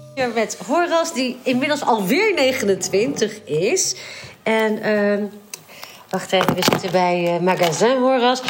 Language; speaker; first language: Dutch; native; Dutch